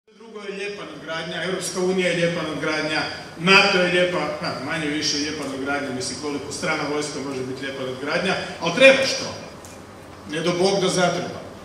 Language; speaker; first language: Croatian; native; Croatian